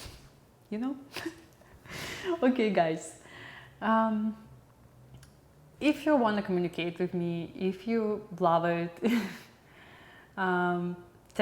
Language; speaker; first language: English; non-native, learner; Russian